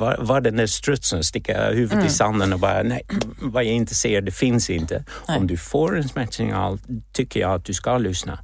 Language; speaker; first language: Swedish; non-native, fluent; Czech